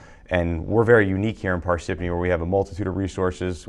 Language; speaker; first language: English; native; English